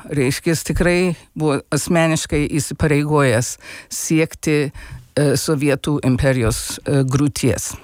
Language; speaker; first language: Lithuanian; early bilingual, heritage; Lithuanian